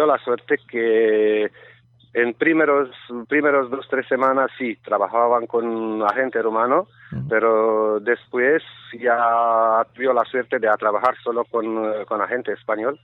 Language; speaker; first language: Spanish; non-native, learner; Romanian